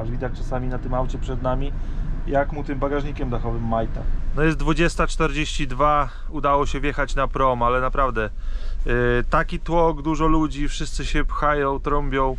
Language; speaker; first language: Polish; native; Polish